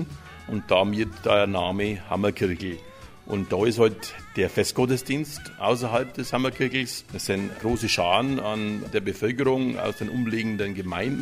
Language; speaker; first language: German; native; German